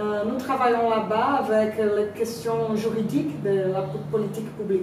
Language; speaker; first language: French; non-native, learner; Portuguese